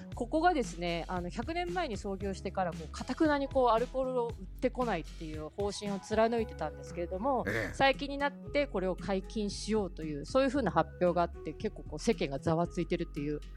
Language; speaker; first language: Japanese; native; Japanese